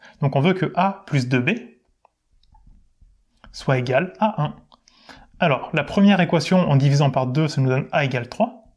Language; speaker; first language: French; native; French